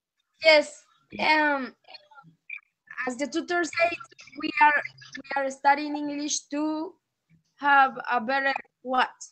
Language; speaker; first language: English; non-native, learner; Spanish